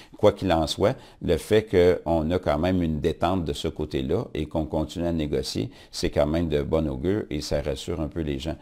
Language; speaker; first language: French; native; French